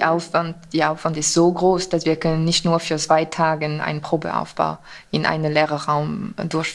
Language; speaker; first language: German; non-native, fluent; French